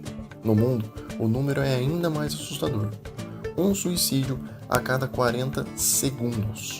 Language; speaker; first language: Portuguese; native; Portuguese